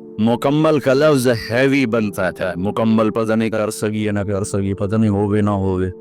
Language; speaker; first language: Urdu; non-native, local second language; Punjabi